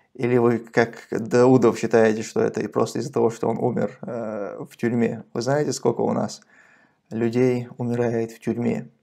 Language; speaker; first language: Russian; non-native, local second language; Chechen